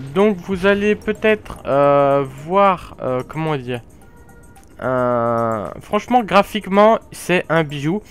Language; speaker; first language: French; native; French